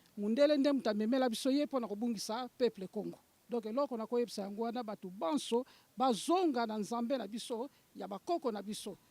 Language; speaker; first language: Lingala; non-native, local second language; Kongo